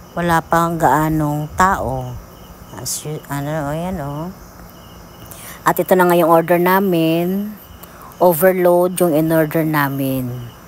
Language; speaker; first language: Filipino; non-native, local second language; Cebuano